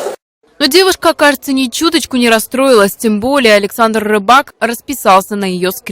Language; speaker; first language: Russian; native; Russian